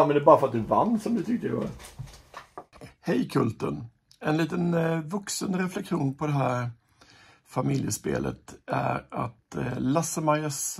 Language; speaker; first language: Swedish; native; Swedish